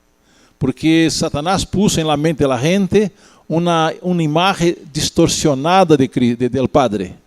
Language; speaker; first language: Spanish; non-native, learner; Portuguese